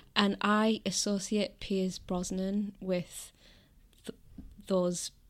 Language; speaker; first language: English; native; English